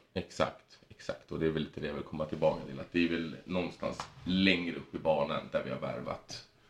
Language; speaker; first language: Swedish; early bilingual, other home language; Spanish